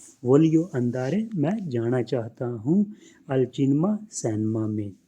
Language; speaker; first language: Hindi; non-native, local second language; Punjabi